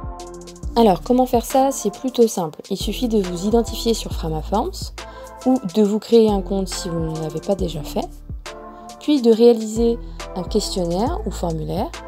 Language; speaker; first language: French; native; French